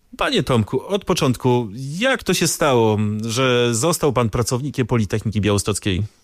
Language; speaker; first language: Polish; native; Polish